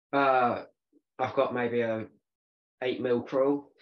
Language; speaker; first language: English; native; English